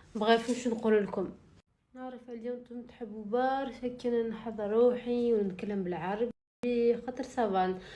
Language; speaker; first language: Arabic; early bilingual, other home language; French